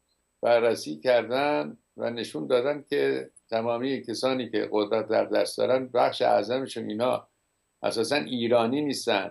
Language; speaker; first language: Persian; native; Persian